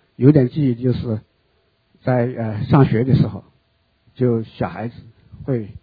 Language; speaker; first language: Chinese; native; Chinese